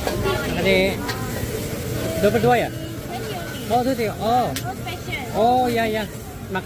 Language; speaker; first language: Indonesian; non-native, learner; Korean